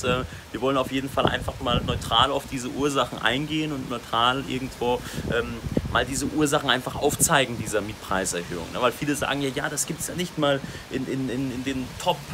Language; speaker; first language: German; native; German